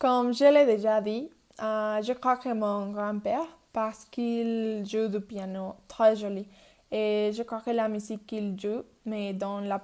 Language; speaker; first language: French; non-native, learner; Spanish